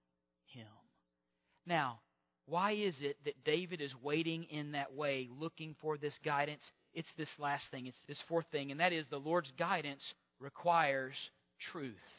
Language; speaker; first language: English; native; English